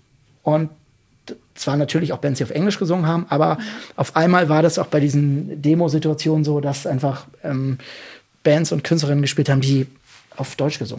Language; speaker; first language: German; native; German